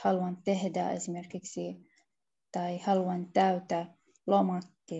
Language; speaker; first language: Finnish; non-native, learner; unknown